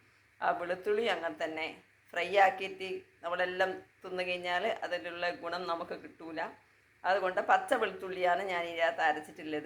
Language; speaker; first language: Malayalam; native; Malayalam